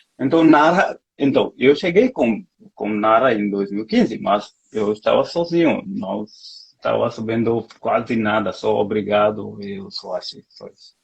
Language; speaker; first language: Portuguese; non-native, fluent; Hindi